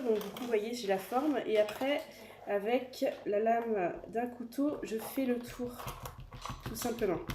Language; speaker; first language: French; native; French